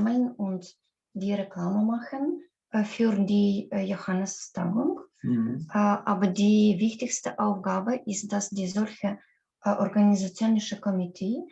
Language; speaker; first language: German; non-native, learner; Russian